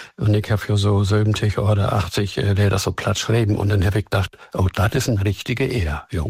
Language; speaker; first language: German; native; German